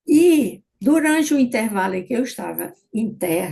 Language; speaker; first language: Portuguese; native; Portuguese